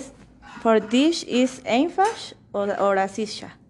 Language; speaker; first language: German; non-native, learner; Spanish